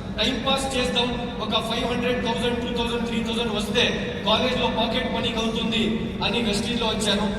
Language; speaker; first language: Telugu; non-native, local second language; Urdu